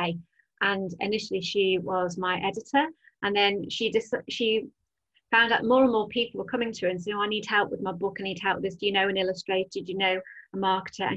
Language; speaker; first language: English; native; English